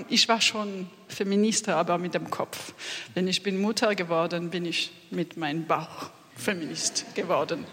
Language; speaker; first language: German; non-native, fluent; French